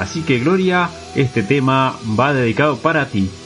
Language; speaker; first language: Spanish; native; Spanish